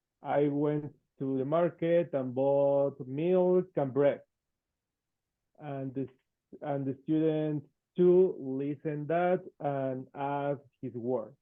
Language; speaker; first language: English; non-native, fluent; Spanish